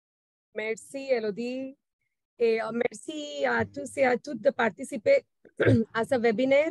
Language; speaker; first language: French; non-native, fluent; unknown